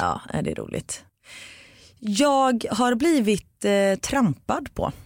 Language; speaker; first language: Swedish; native; Swedish